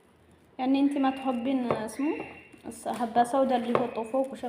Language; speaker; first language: Arabic; non-native, learner; Amharic